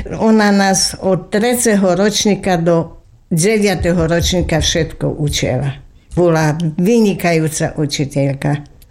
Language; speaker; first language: Slovak; native; Slovak